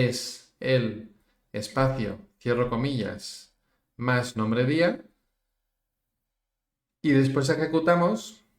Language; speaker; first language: Spanish; native; Spanish